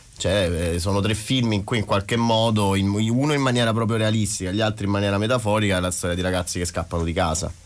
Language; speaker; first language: Italian; native; Italian